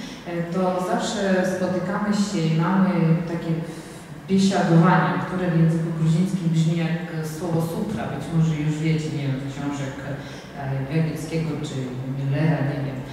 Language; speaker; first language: Polish; non-native, fluent; Georgian